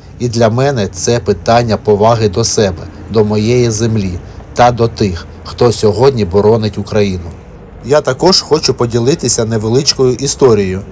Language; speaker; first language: Ukrainian; non-native, local second language; Russian